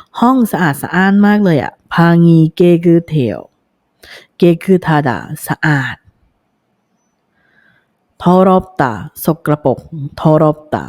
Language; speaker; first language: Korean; non-native, fluent; Thai